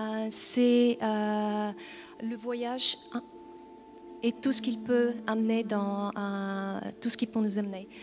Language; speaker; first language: French; non-native, fluent; Bulgarian